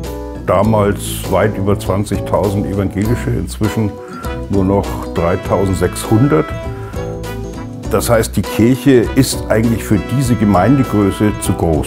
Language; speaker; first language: German; native; German